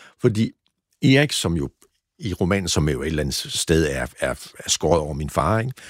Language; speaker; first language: Danish; native; Danish